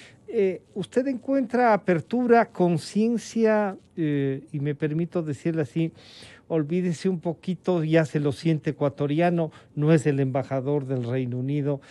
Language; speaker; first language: Spanish; native; Spanish